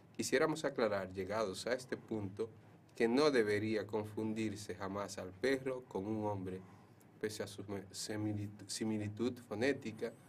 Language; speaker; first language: Spanish; native; Spanish